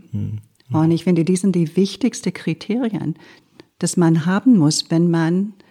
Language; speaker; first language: German; non-native, fluent; English